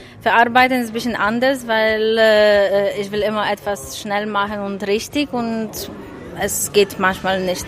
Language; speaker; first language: German; non-native, fluent; Polish